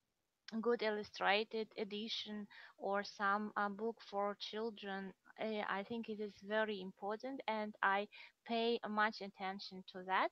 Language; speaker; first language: English; non-native, fluent; Russian